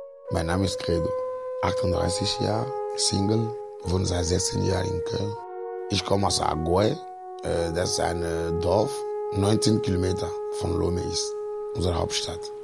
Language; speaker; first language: German; non-native, fluent; Ewe